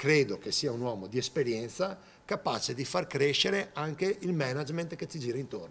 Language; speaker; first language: Italian; native; Italian